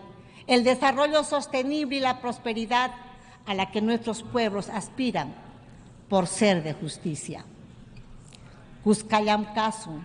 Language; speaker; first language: Spanish; native; Spanish